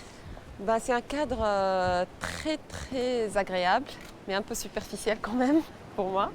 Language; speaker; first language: French; non-native, local second language; Arabic